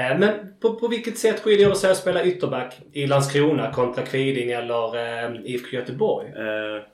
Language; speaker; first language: Swedish; native; Swedish